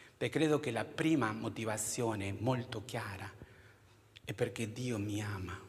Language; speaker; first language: Italian; non-native, fluent; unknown